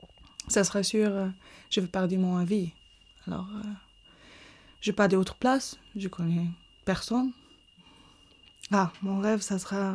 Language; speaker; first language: French; non-native, learner; Arabic